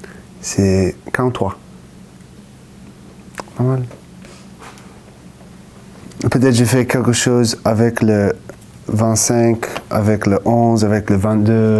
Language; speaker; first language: French; non-native, fluent; English